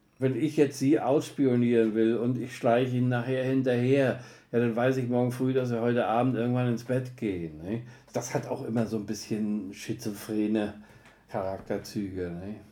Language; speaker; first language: German; native; German